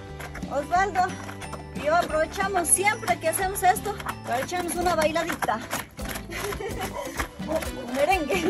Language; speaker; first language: Spanish; native; Spanish